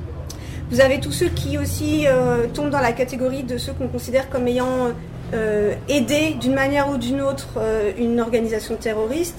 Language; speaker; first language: French; native; French